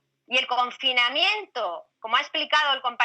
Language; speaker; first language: Spanish; native; Spanish